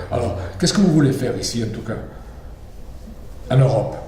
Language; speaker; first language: French; non-native, fluent; Spanish